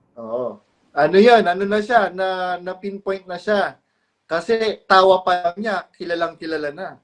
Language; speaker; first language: Filipino; non-native, local second language; Pampanga